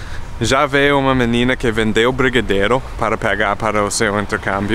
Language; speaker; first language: Portuguese; non-native, fluent; English